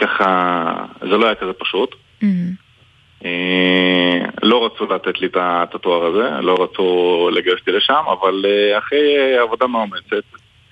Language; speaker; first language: Hebrew; native; Hebrew